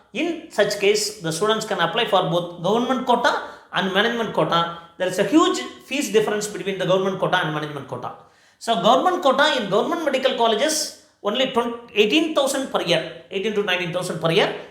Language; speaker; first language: English; non-native, local second language; Tamil